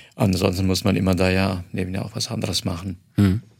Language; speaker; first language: German; non-native, fluent; Croatian